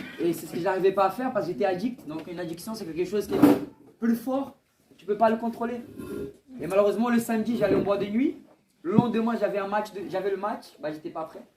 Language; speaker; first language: French; early bilingual, other home language; Portuguese